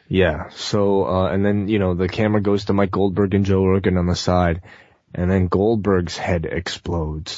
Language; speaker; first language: English; native; English